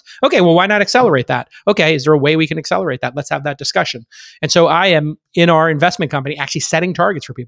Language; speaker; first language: English; native; English